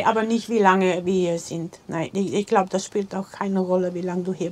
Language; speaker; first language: German; non-native, learner; Dutch